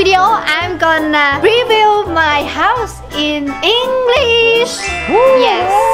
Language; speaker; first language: English; non-native, learner; Thai